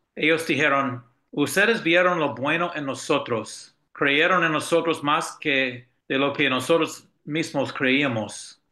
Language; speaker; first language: Spanish; non-native, fluent; English